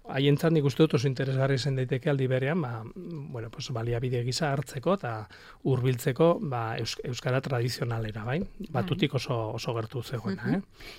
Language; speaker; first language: Basque; non-native, local second language; Spanish